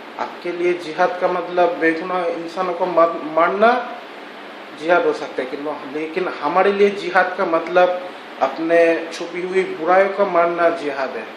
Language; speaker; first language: Hindi; non-native, local second language; Bangla